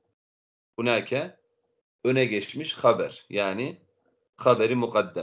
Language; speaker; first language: Turkish; native; Turkish